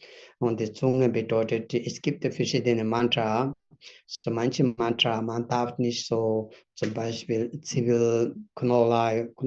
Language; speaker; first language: German; non-native, fluent; Tibetan